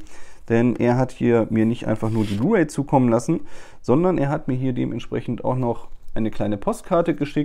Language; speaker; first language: German; native; German